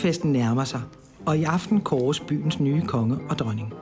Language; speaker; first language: Danish; native; Danish